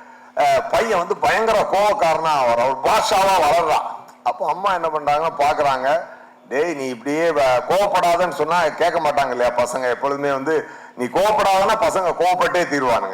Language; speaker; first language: Tamil; native; Tamil